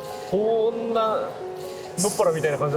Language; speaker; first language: Japanese; native; Japanese